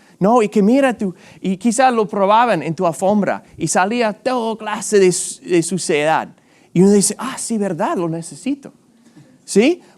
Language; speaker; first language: Spanish; non-native, fluent; English